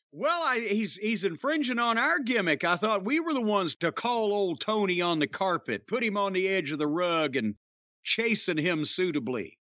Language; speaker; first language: English; native; English